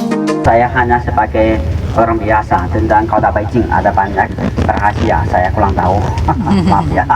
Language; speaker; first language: Indonesian; non-native, fluent; Chinese